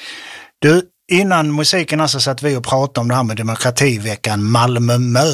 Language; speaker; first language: Swedish; native; Swedish